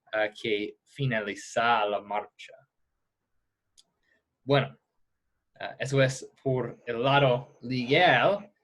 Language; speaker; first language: Spanish; non-native, fluent; English